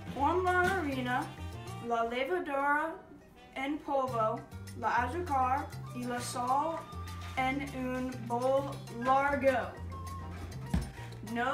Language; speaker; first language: Spanish; non-native, learner; English